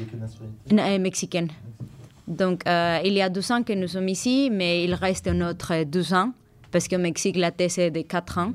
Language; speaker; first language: French; non-native, learner; Spanish